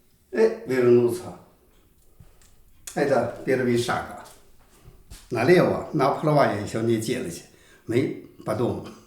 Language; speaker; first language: Russian; non-native, learner; Chinese